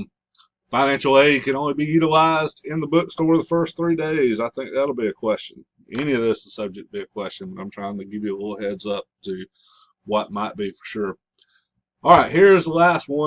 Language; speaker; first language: English; native; English